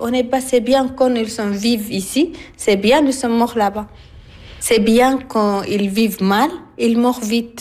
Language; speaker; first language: French; non-native, learner; Arabic